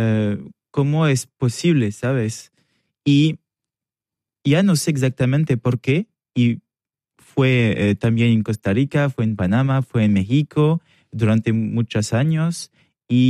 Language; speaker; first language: Spanish; non-native, learner; French